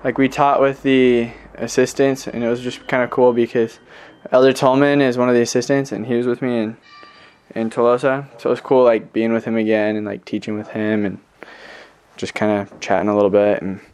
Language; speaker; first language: English; native; English